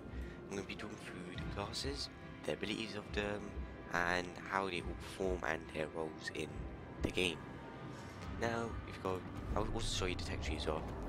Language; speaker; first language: English; native; English